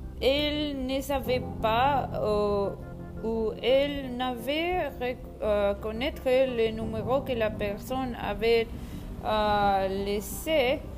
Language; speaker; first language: French; non-native, learner; Spanish